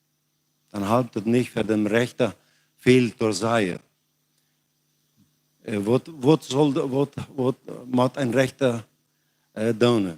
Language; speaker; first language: German; non-native, learner; Plautdietsch